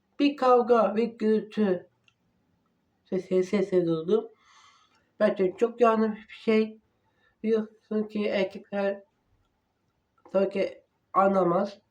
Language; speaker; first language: Turkish; non-native, learner; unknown